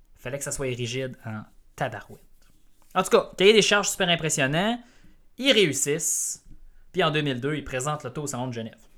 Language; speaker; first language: French; native; French